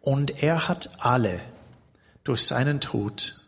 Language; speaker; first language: German; non-native, learner; English